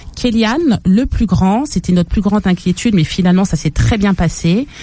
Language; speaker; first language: French; native; French